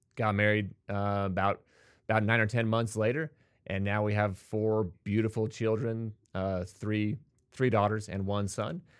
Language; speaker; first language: English; native; English